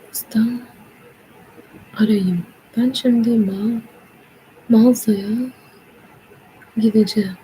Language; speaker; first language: Turkish; non-native, learner; English